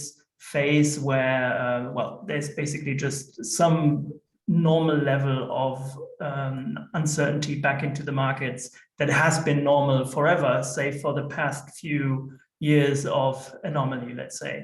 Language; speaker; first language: English; non-native, fluent; German